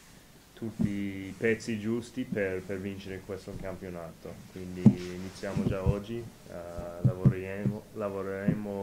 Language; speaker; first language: Italian; non-native, fluent; English